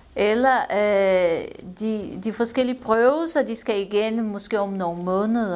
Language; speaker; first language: Danish; non-native, fluent; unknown